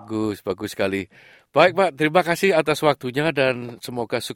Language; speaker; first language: Indonesian; native; Indonesian